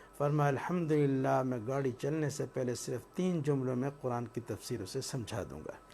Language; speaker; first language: Urdu; non-native, local second language; Punjabi